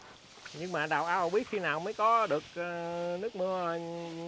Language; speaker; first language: Vietnamese; native; Vietnamese